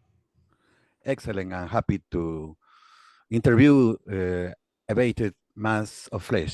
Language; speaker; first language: English; non-native, learner; Spanish